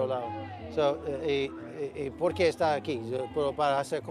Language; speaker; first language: Spanish; non-native, learner; English